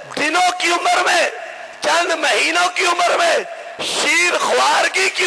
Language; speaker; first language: Urdu; native; Urdu